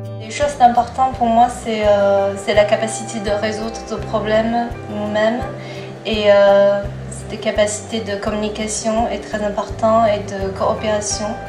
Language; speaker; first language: French; non-native, fluent; Chinese